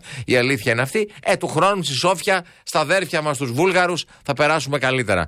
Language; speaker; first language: Greek; native; Greek